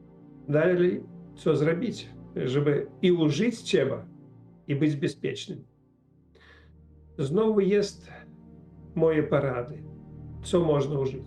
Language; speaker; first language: Polish; non-native, learner; Russian